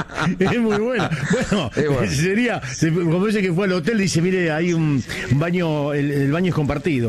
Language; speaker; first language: Spanish; native; Spanish